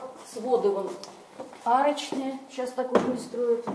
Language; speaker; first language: Russian; native; Russian